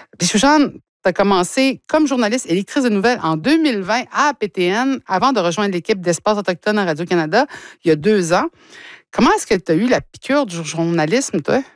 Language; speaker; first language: French; native; French